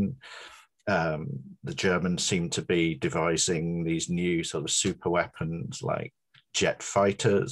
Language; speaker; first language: English; native; English